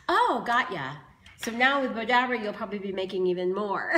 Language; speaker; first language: English; native; English